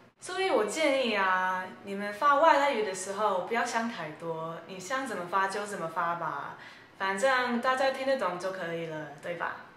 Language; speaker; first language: Chinese; early bilingual, heritage; Chinese